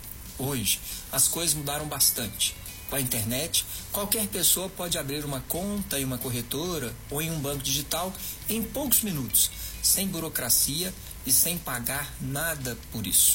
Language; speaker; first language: Portuguese; native; Portuguese